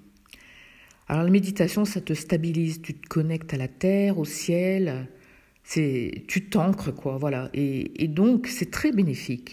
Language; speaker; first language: French; native; French